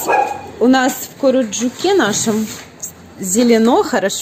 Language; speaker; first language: Russian; native; Russian